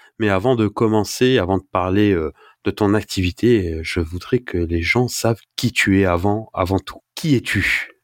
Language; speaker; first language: French; early bilingual, other home language; Arabic